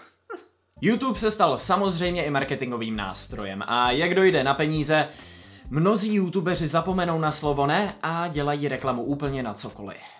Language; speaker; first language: Czech; native; Czech